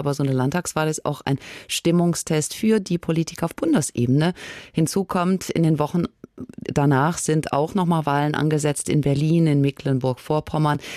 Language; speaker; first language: German; native; German